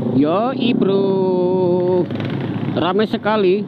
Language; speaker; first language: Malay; non-native, local second language; Javanese